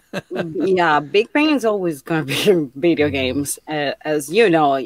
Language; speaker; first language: English; non-native, fluent; Spanish